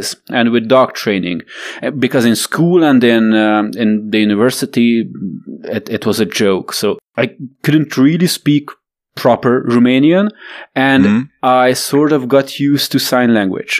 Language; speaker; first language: English; non-native, fluent; Romanian